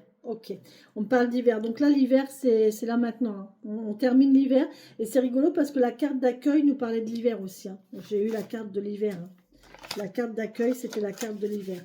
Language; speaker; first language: French; native; French